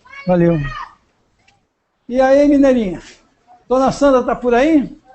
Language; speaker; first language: Portuguese; native; Portuguese